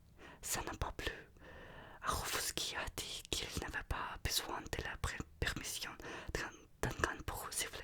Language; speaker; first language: French; non-native, learner; Russian